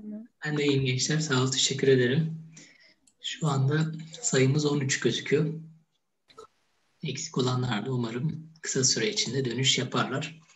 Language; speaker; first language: Turkish; native; Turkish